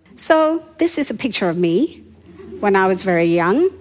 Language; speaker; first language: English; non-native, fluent; Hindi